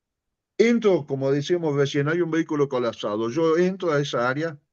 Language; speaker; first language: Spanish; native; Spanish